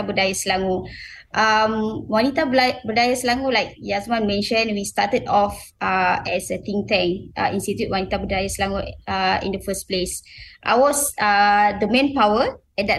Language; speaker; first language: English; non-native, local second language; Malay